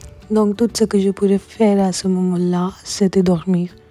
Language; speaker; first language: French; non-native, learner; Hindi